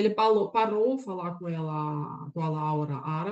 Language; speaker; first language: Portuguese; non-native, fluent; Russian